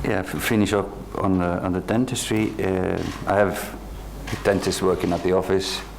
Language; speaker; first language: English; non-native, fluent; Icelandic